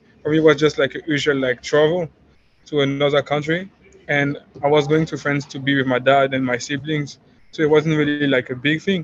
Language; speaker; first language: English; non-native, fluent; French